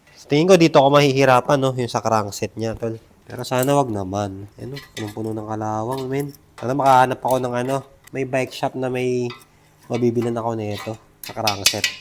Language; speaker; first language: Filipino; non-native, local second language; Iloko